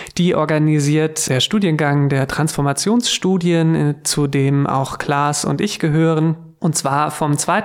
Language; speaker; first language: German; native; German